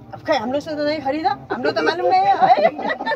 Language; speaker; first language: Hindi; non-native, local second language; Nepali